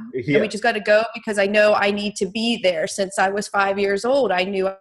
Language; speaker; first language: English; native; English